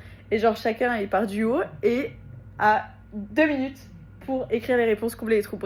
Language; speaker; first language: French; native; French